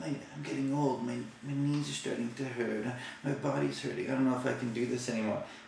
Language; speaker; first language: English; native; English